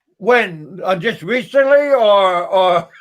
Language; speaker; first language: English; native; English